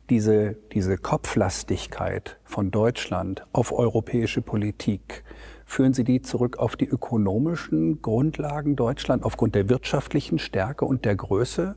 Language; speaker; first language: German; native; German